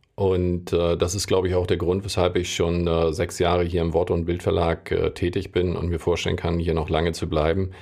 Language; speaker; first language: German; native; German